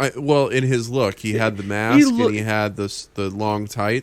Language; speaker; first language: English; native; English